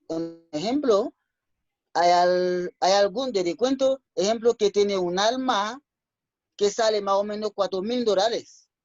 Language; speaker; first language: Spanish; non-native, learner; Haitian Creole